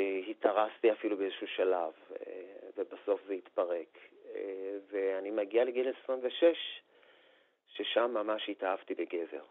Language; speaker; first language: Hebrew; non-native, fluent; Persian